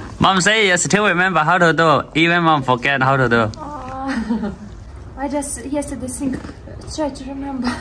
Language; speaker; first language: English; non-native, learner; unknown